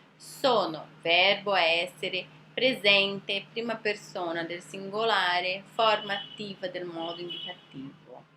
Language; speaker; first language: Italian; non-native, fluent; Portuguese